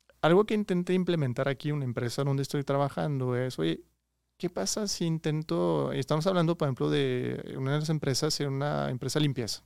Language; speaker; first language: Spanish; non-native, fluent; French